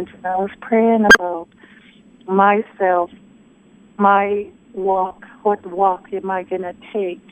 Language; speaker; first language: English; early bilingual, other home language; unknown